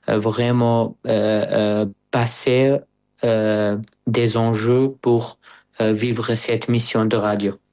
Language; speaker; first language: French; non-native, fluent; Arabic